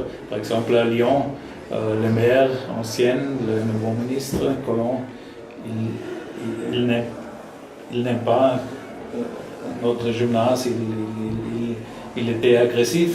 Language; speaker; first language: French; non-native, learner; German